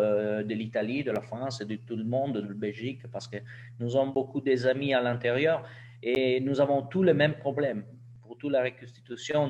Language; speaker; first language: French; non-native, learner; Italian